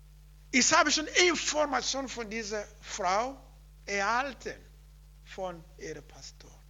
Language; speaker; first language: German; non-native, learner; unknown